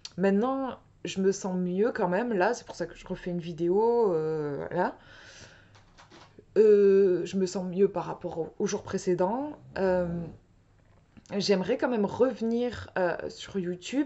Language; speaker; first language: French; native; French